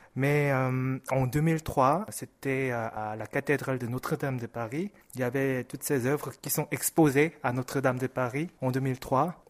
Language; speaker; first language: French; non-native, fluent; Korean